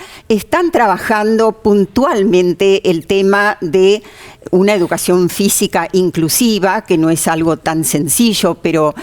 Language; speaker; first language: Spanish; native; Spanish